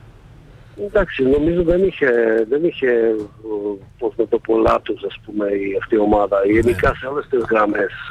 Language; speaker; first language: Greek; non-native, fluent; Slovak